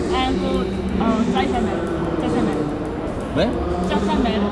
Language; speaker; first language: English; non-native, learner; Korean